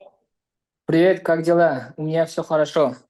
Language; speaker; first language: Russian; non-native, fluent; Uzbek